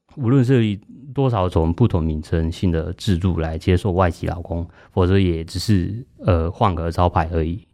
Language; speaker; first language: Chinese; non-native, fluent; Japanese